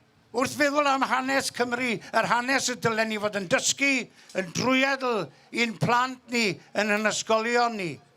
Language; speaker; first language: Welsh; native; Welsh